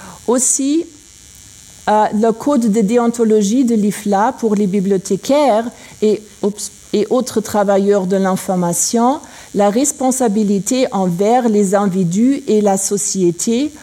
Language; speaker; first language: French; non-native, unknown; German